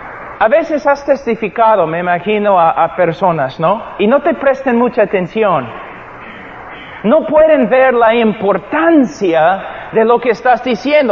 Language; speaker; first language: Spanish; non-native, fluent; English